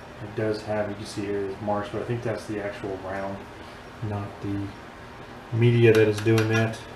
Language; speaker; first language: English; native; English